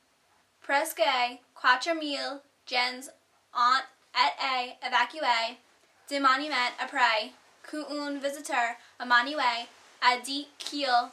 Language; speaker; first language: French; non-native, learner; English